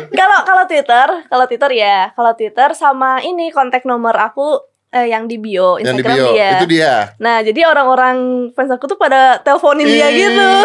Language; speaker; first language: Indonesian; native; Indonesian